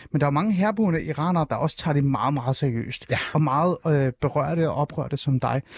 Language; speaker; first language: Danish; early bilingual, other home language; Persian